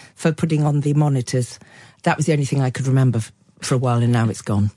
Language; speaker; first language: English; native; English